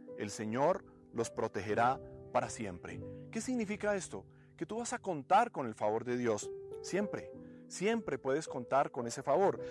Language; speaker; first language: Spanish; native; Spanish